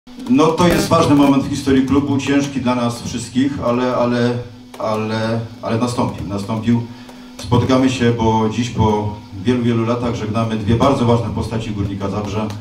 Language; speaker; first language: Polish; native; Polish